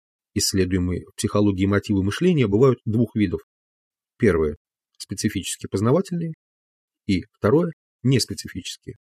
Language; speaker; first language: Russian; native; Russian